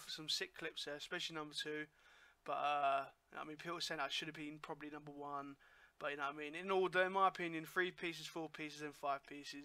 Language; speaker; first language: English; native; English